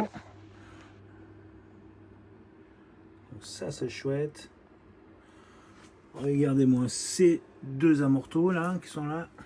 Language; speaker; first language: French; native; French